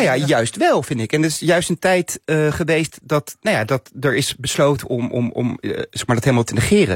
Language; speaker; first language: Dutch; native; Dutch